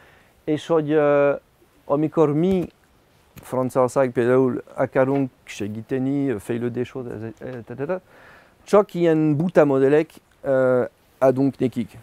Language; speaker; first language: Hungarian; non-native, learner; French